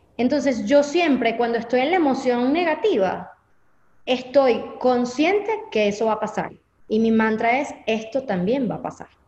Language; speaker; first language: Spanish; native; Spanish